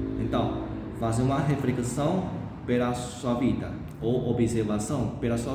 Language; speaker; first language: Portuguese; non-native, fluent; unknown